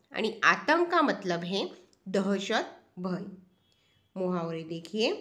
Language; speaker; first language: Hindi; non-native, local second language; Marathi